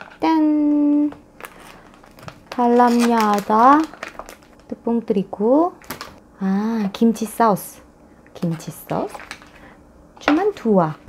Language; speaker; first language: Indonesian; non-native, fluent; Korean